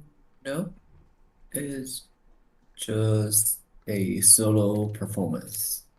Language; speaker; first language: English; non-native, learner; Chinese